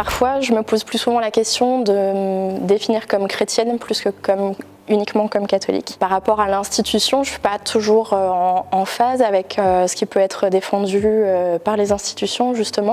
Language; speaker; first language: French; native; French